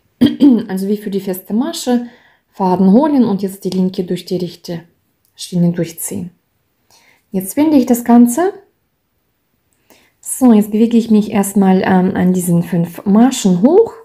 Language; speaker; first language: German; non-native, fluent; Russian